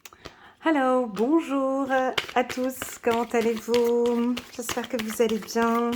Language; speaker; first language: French; native; French